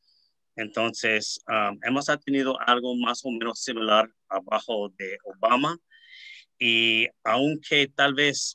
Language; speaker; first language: Spanish; early bilingual, heritage; Spanish